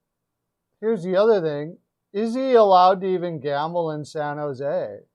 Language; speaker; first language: English; native; English